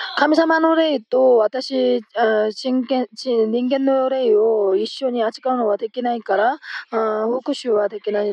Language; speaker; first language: Japanese; non-native, fluent; Korean